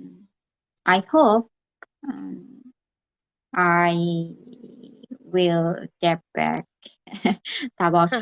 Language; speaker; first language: English; non-native, learner; Korean